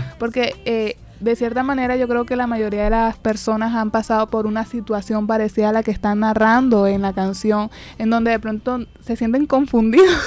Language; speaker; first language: Spanish; native; Spanish